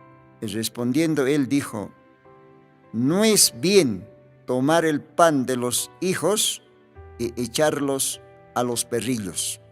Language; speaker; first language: Spanish; non-native, local second language; Aymara